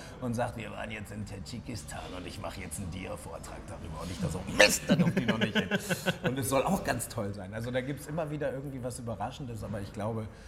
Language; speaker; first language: German; native; German